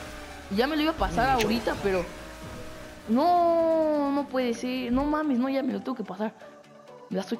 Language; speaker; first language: Spanish; native; Spanish